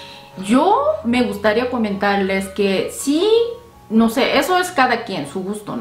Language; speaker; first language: Spanish; non-native, fluent; Korean